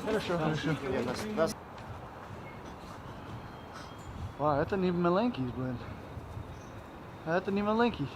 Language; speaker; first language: Russian; non-native, learner; English